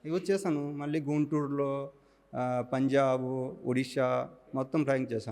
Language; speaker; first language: Telugu; non-native, local second language; Odia